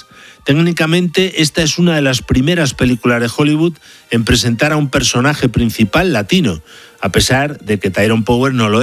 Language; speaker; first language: Spanish; native; Spanish